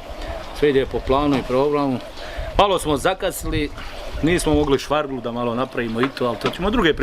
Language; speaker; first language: Bosnian; native; Bosnian